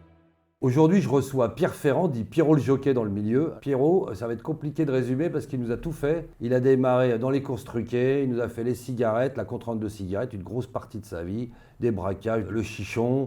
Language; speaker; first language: French; native; French